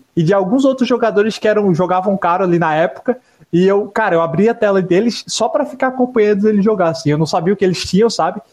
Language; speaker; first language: Portuguese; native; Portuguese